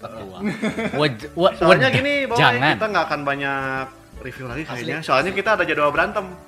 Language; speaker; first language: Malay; non-native, local second language; Sundanese